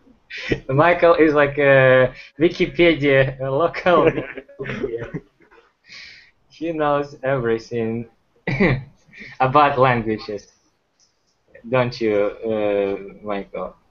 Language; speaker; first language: English; non-native, fluent; Ukrainian